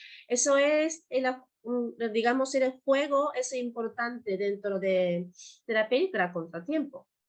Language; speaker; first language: Spanish; non-native, learner; Japanese